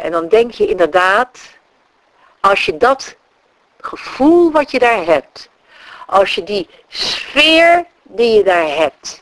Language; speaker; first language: Dutch; native; Dutch